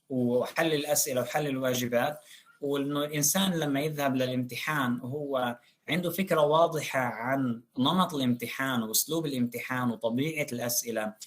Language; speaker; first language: Arabic; native; Arabic